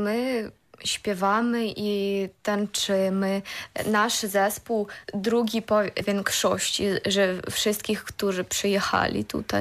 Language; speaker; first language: Polish; non-native, learner; Ukrainian